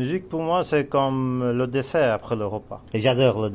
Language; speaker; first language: French; non-native, fluent; Bangla